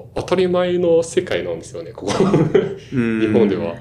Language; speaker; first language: Japanese; non-native, fluent; Chinese